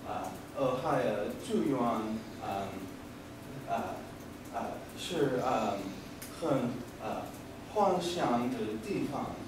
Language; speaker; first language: Chinese; non-native, learner; English